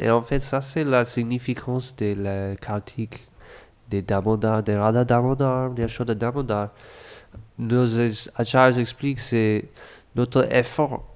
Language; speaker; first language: French; non-native, fluent; English